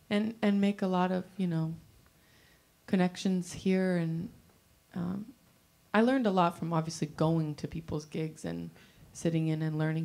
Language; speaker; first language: English; native; English